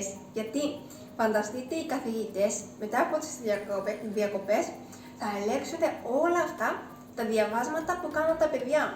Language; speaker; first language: Greek; non-native, fluent; Japanese